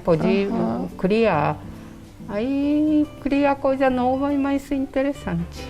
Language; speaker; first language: Portuguese; non-native, learner; Japanese